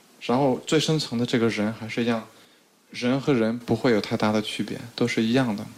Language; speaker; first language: Chinese; non-native, fluent; French